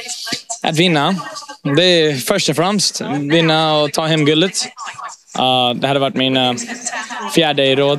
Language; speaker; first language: Swedish; early bilingual, heritage; English